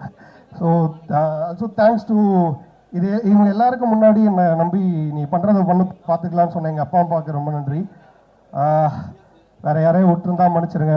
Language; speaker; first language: Tamil; native; Tamil